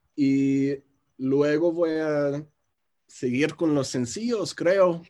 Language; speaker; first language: Spanish; non-native, fluent; English